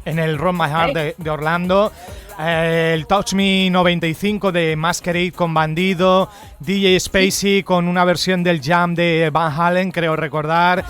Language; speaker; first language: Spanish; native; Spanish